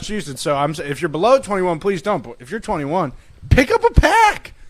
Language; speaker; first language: English; native; English